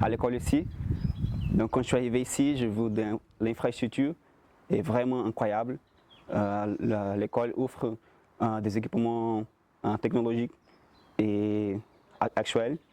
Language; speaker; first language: French; non-native, fluent; Portuguese